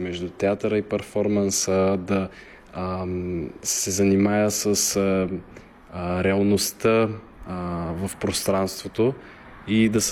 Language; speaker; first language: Bulgarian; native; Bulgarian